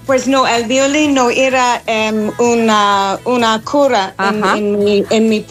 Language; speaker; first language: Spanish; non-native, fluent; English